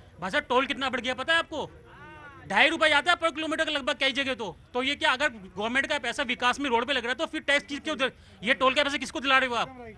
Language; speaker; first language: Hindi; native; Hindi